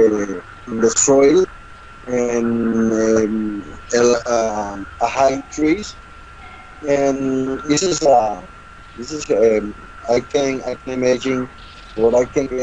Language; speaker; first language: English; non-native, learner; Spanish